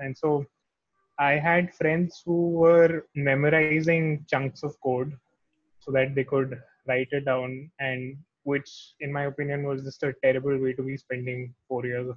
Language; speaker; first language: English; non-native, local second language; Hindi